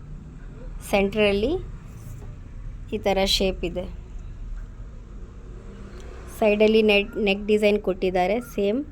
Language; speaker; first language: Kannada; non-native, local second language; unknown